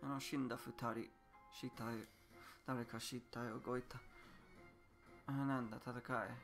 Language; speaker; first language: Japanese; non-native, learner; English